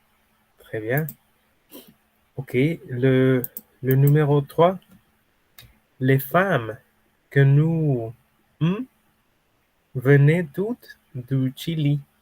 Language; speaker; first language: French; non-native, fluent; Spanish